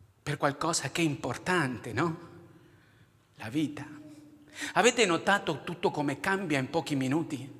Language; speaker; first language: Italian; non-native, fluent; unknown